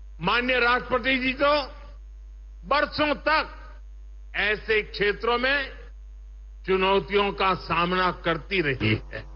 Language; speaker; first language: Hindi; non-native, local second language; Gujarati